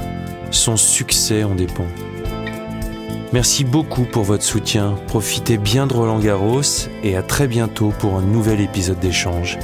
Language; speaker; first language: French; native; French